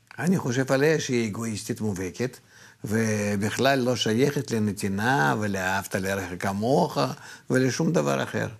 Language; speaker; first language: Hebrew; non-native, fluent; Russian